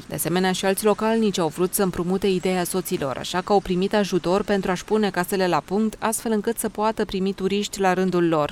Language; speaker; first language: Romanian; native; Romanian